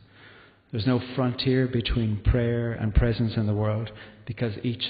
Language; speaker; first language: English; native; English